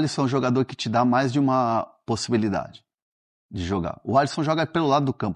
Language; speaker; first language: Portuguese; native; Portuguese